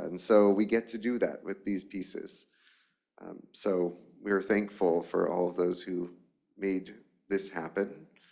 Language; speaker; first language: English; native; English